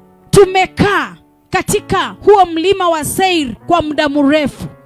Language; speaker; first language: Swahili; native; Swahili